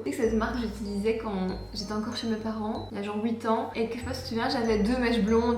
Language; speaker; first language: French; native; French